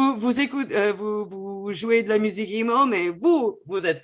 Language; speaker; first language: French; non-native, fluent; English